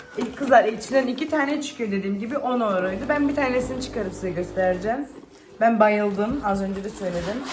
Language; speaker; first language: Turkish; early bilingual, heritage; Turkish